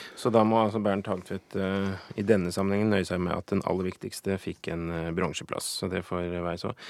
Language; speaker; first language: Norwegian; native; Norwegian